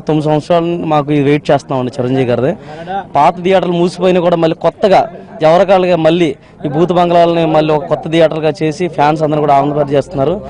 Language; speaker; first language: Telugu; native; Telugu